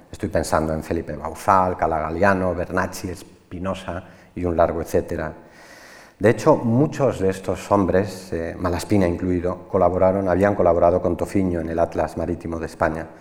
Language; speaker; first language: Spanish; native; Spanish